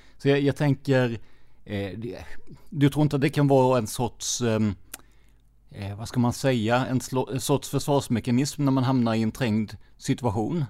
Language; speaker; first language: Swedish; native; Swedish